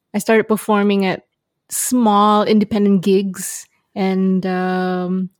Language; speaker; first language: English; non-native, local second language; Malay